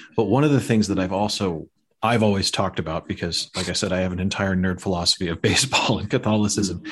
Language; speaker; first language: English; native; English